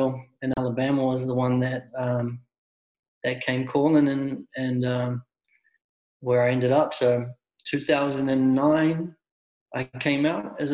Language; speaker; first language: English; native; English